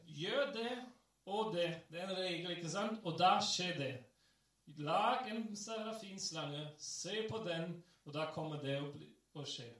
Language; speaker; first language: Norwegian; non-native, fluent; English